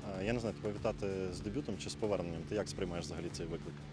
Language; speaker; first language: Ukrainian; native; Ukrainian